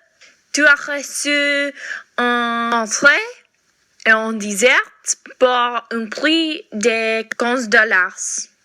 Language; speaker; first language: French; non-native, learner; English